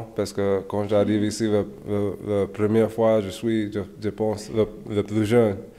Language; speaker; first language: French; non-native, learner; English